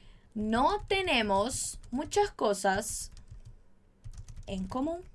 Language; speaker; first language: Spanish; non-native, fluent; Portuguese